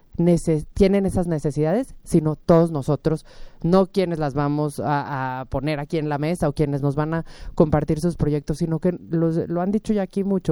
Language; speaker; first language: Spanish; native; Spanish